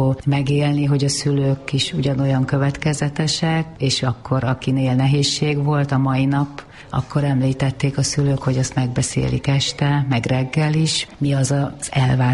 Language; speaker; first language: Hungarian; native; Hungarian